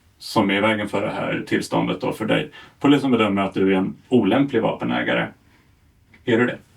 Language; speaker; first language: Swedish; native; Swedish